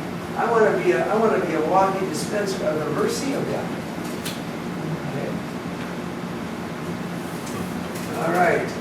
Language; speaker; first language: English; native; English